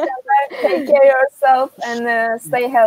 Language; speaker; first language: English; non-native, fluent; Turkish